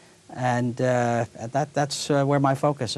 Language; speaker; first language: English; native; English